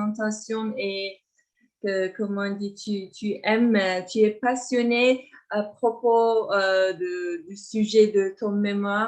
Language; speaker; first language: French; non-native, fluent; Turkish